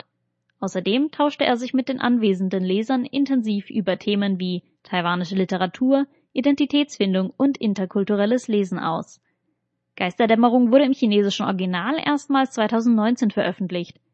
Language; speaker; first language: German; native; German